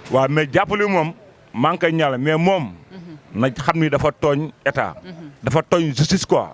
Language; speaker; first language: Wolof; native; Wolof